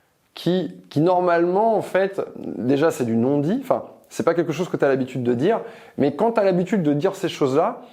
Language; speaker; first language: French; native; French